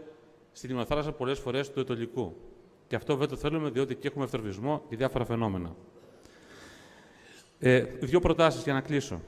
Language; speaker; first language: Greek; native; Greek